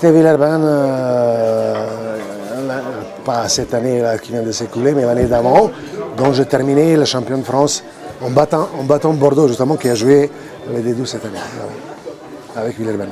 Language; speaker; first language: French; non-native, fluent; Croatian